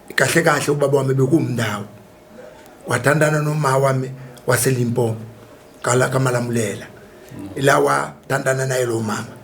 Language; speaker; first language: Zulu; non-native, local second language; Tsonga